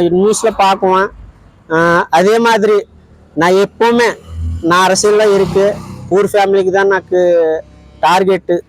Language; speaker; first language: Tamil; non-native, local second language; Telugu